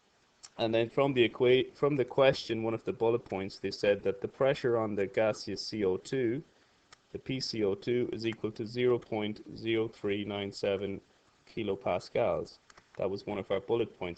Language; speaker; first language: English; native; English